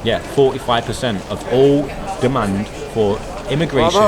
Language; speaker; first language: English; native; English